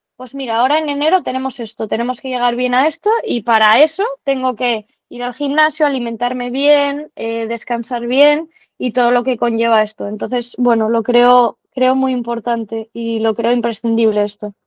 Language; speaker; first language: Spanish; native; Spanish